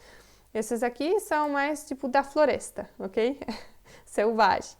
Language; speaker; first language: Portuguese; non-native, fluent; Polish